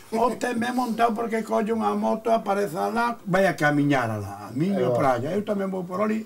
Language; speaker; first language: Galician; native; Galician